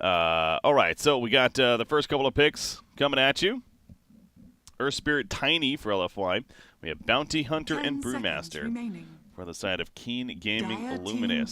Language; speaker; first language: English; native; English